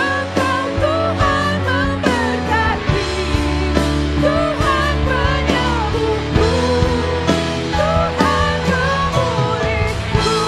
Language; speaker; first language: Indonesian; native; Indonesian